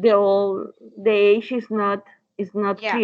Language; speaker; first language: English; non-native, learner; Spanish